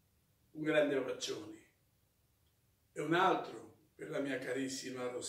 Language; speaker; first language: Italian; non-native, fluent; Spanish